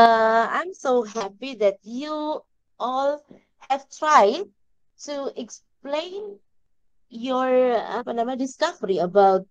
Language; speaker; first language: English; non-native, learner; Indonesian